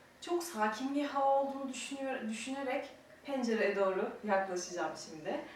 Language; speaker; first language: Turkish; native; Turkish